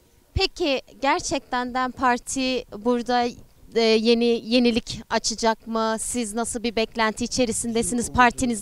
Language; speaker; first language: Turkish; native; Turkish